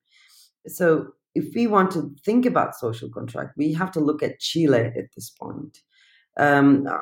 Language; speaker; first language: English; non-native, fluent; Turkish